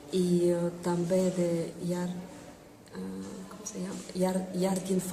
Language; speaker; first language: Catalan; non-native, learner; Italian